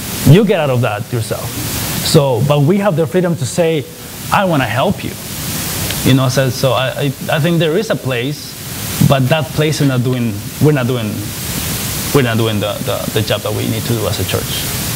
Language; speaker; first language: English; non-native, fluent; Spanish